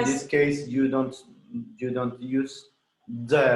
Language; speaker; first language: English; non-native, learner; Spanish